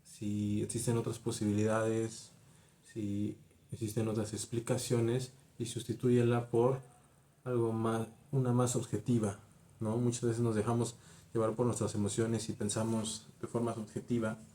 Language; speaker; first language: Spanish; native; Spanish